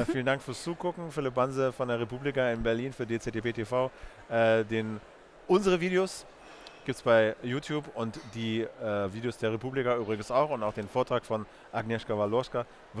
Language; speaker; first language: German; native; German